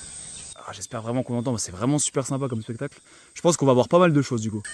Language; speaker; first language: French; native; French